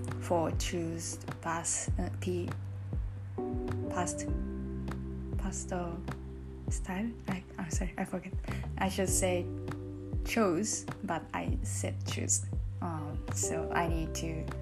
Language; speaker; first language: English; non-native, learner; Japanese